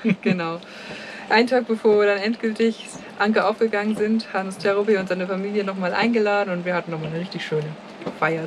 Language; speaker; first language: German; native; German